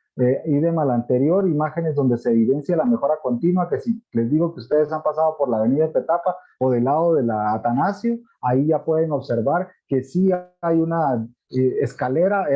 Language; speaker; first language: Spanish; native; Spanish